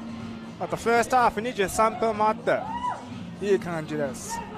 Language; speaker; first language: Japanese; non-native, learner; English